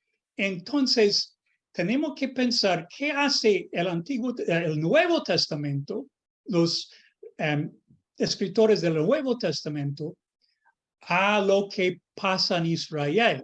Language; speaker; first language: Spanish; non-native, fluent; English